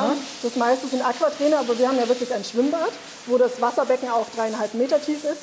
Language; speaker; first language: German; native; German